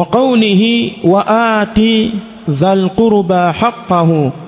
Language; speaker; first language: Arabic; non-native, fluent; Swahili